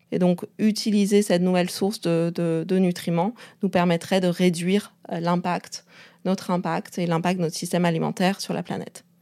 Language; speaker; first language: French; non-native, fluent; Chinese